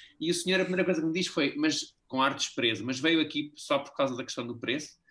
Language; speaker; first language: Portuguese; native; Portuguese